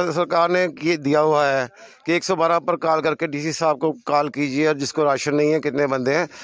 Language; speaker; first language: Hindi; native; Hindi